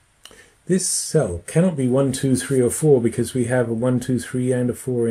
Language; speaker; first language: English; native; English